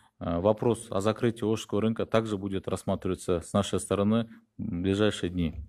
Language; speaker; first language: Russian; non-native, local second language; Kyrgyz